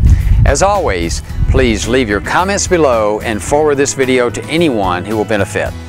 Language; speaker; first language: English; native; English